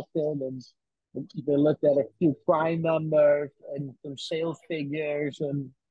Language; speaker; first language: English; non-native, fluent; Dutch